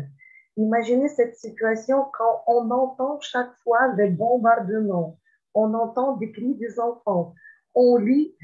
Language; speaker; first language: French; non-native, fluent; Ukrainian